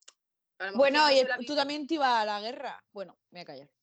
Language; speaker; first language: Spanish; native; Spanish